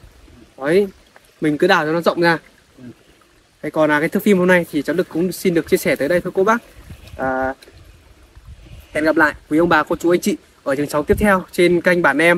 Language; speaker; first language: Vietnamese; native; Vietnamese